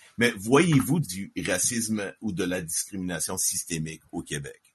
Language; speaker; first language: French; native; French